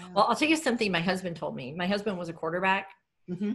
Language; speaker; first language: English; native; English